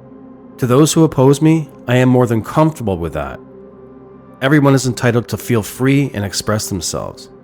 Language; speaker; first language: English; native; English